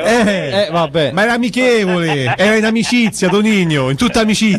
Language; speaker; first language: Italian; native; Italian